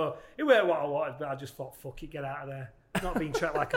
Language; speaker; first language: English; native; English